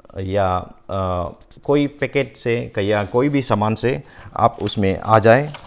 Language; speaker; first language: Hindi; non-native, local second language; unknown